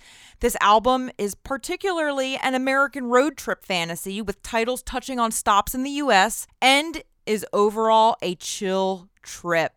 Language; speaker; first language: English; native; English